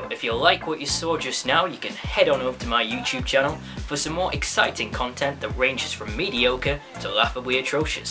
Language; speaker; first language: English; native; English